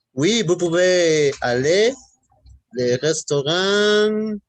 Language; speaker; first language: French; non-native, learner; Spanish